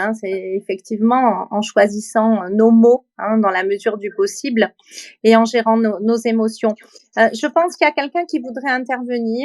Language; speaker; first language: French; native; French